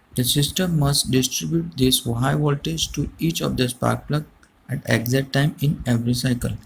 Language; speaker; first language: English; non-native, local second language; Gujarati